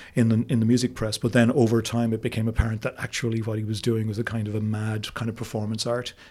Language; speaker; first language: English; native; English